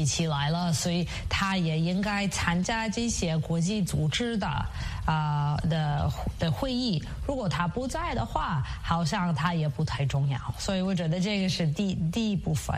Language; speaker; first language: Chinese; non-native, fluent; English